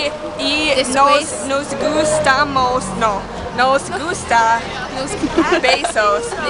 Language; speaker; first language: Spanish; non-native, learner; English